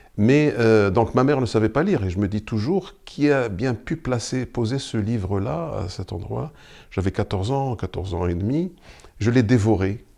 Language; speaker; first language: French; non-native, local second language; Arabic